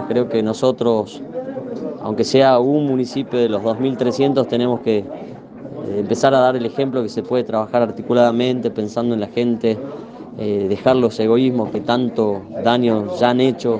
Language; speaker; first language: Spanish; native; Spanish